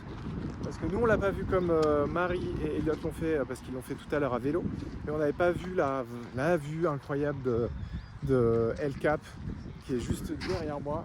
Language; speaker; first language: French; native; French